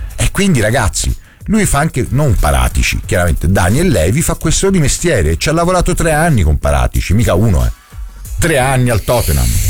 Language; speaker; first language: Italian; native; Italian